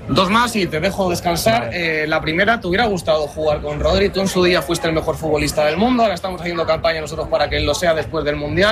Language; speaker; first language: Spanish; native; Spanish